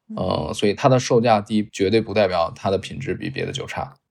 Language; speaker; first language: Chinese; native; Chinese